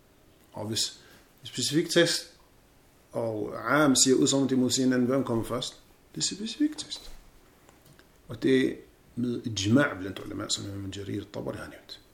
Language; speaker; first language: Danish; non-native, fluent; Arabic